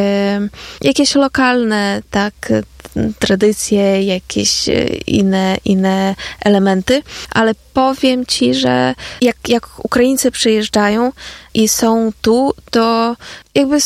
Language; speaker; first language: Polish; non-native, fluent; Ukrainian